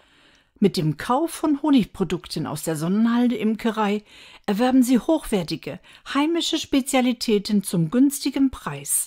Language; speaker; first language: German; native; German